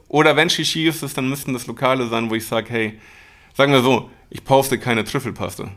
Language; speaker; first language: German; early bilingual, other home language; Spanish